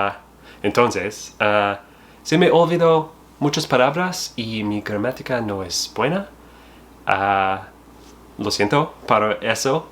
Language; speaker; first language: Spanish; non-native, learner; English